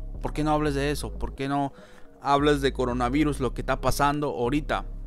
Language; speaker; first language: Spanish; native; Spanish